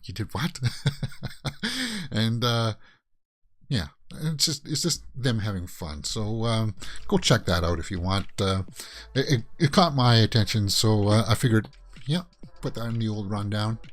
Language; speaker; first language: English; native; English